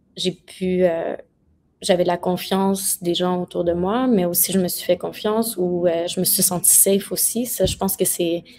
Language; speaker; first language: French; native; French